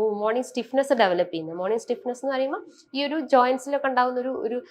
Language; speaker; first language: Malayalam; native; Malayalam